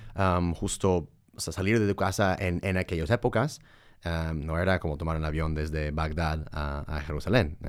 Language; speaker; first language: Spanish; early bilingual, heritage; Spanish